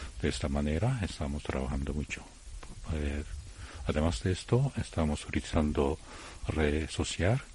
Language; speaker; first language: Spanish; non-native, fluent; Japanese